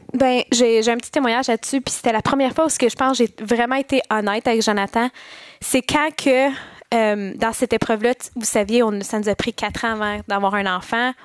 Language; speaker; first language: French; native; French